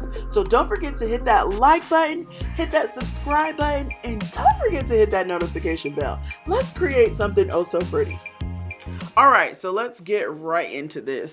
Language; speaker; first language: English; native; English